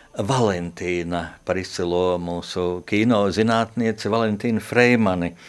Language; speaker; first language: Latvian; native; Latvian